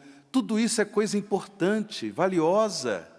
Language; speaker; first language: Portuguese; native; Portuguese